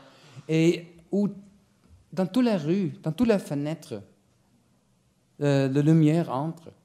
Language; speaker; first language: French; non-native, fluent; Dutch